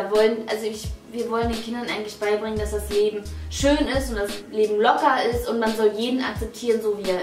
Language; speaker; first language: German; native; German